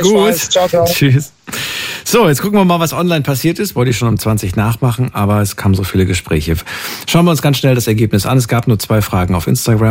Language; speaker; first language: German; native; German